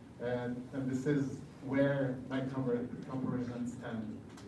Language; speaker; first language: English; non-native, fluent; French